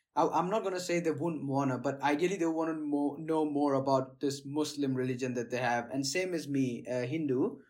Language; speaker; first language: English; non-native, local second language; Gujarati